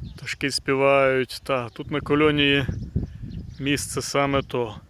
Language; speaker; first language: Ukrainian; native; Ukrainian